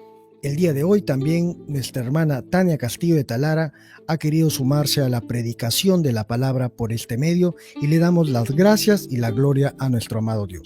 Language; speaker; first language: Spanish; native; Spanish